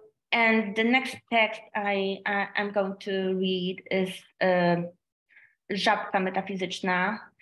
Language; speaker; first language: English; non-native, fluent; Polish